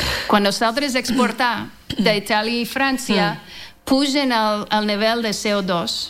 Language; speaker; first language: Catalan; non-native, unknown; English